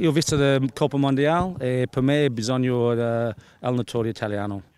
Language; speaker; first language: Italian; early bilingual, heritage; English